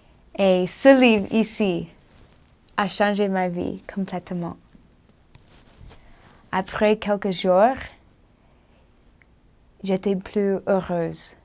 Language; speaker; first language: French; non-native, learner; English